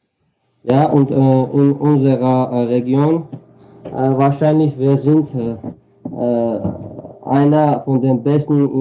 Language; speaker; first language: German; non-native, fluent; Armenian